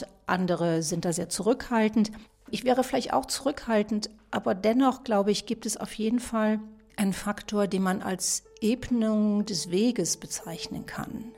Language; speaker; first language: German; native; German